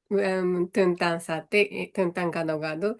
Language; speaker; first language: Indonesian; non-native, learner; Japanese